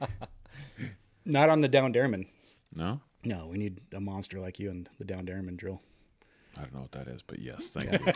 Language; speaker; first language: English; native; English